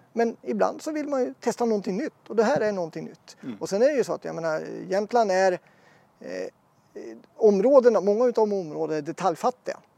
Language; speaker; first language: Swedish; native; Swedish